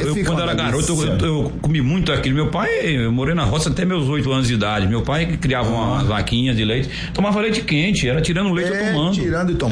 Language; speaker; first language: Portuguese; native; Portuguese